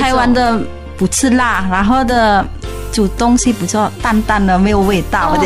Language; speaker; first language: Chinese; non-native, learner; Indonesian